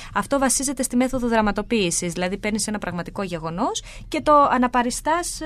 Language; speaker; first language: Greek; early bilingual, other home language; Albanian